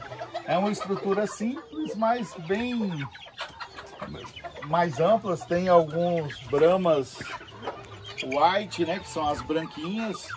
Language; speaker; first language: Portuguese; native; Portuguese